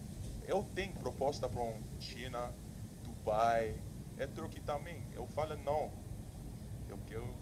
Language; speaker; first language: Portuguese; non-native, learner; English